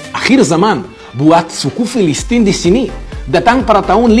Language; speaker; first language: Indonesian; non-native, fluent; Hebrew